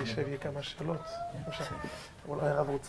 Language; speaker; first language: Hebrew; non-native, fluent; French